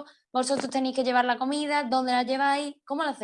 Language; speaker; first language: Spanish; native; Spanish